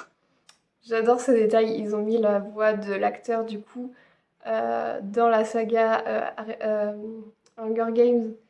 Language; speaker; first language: French; native; French